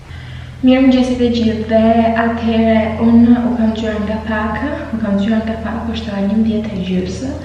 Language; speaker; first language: Albanian; early bilingual, heritage; Albanian